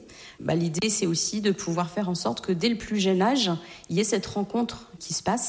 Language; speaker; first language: French; native; French